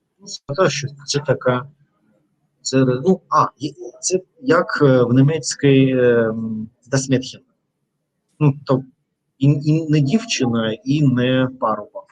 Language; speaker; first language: Ukrainian; non-native, local second language; Russian